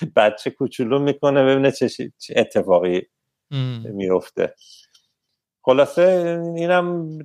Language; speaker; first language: Persian; native; Persian